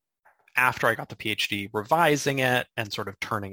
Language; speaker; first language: English; native; English